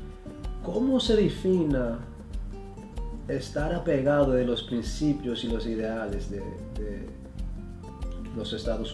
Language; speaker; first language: Spanish; early bilingual, heritage; Spanish